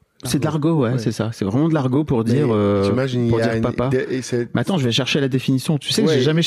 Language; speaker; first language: French; native; French